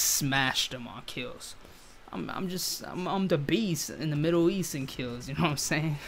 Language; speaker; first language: English; native; English